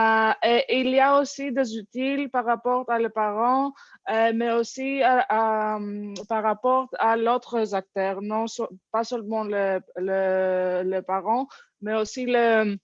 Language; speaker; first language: French; non-native, learner; English